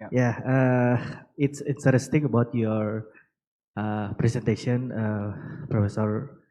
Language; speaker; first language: English; non-native, learner; Indonesian